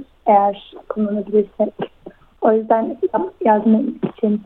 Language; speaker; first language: Turkish; early bilingual, heritage; Turkish